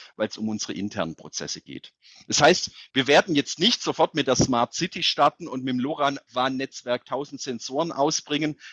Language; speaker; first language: German; native; German